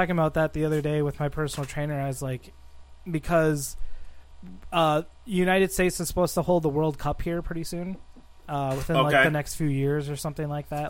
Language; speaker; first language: English; native; English